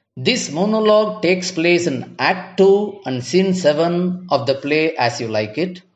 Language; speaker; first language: English; non-native, local second language; Tamil